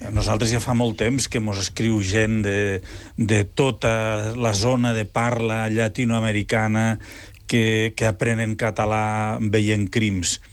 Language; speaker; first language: Catalan; native; Catalan